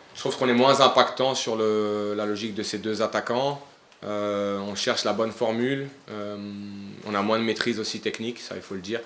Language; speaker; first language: French; native; French